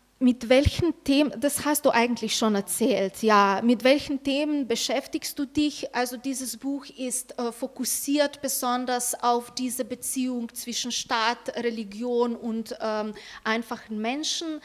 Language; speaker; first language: German; non-native, fluent; Slovenian